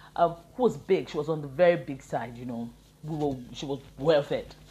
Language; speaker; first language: English; non-native, local second language; Yoruba